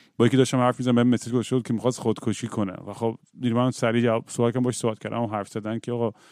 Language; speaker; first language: Persian; native; Persian